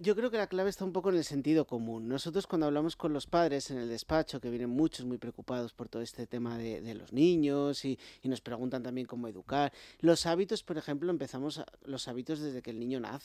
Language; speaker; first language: Spanish; native; Spanish